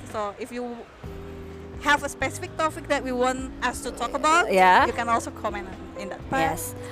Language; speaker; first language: English; non-native, fluent; Malay